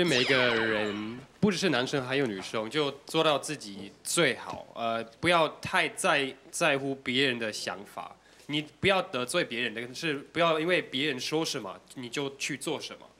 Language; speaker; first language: Chinese; non-native, fluent; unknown